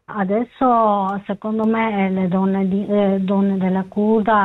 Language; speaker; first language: Italian; non-native, learner; Kurdish